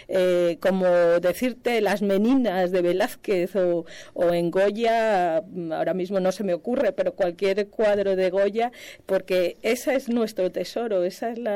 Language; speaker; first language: Spanish; native; Spanish